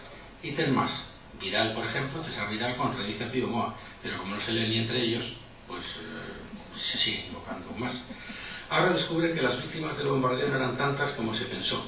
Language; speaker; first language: Spanish; native; Spanish